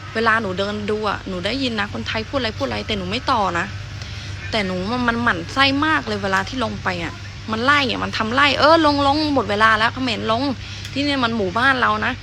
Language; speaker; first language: Thai; early bilingual, other home language; Khmer